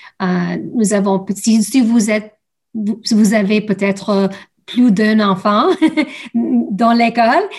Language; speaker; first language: French; non-native, learner; English